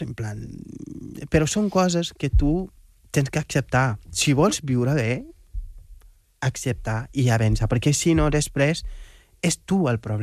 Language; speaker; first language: Catalan; non-native, fluent; Wolof